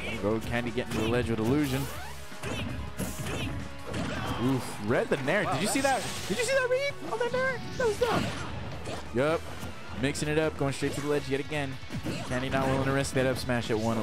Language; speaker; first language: English; native; English